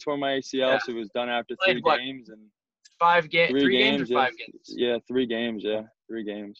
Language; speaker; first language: English; native; English